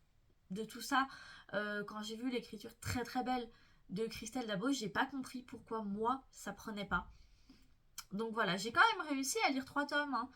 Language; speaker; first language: French; native; French